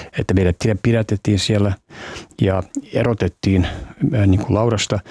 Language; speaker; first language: Finnish; native; Finnish